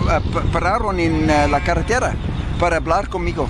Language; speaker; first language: Spanish; non-native, fluent; English